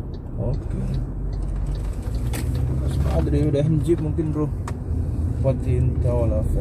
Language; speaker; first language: Arabic; non-native, learner; Indonesian